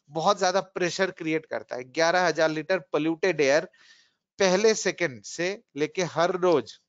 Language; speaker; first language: Hindi; non-native, local second language; Bangla